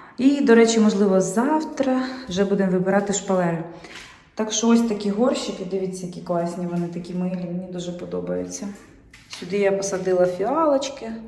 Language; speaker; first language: Ukrainian; native; Ukrainian